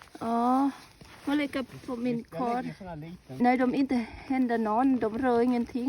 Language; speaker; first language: Swedish; non-native, learner; Thai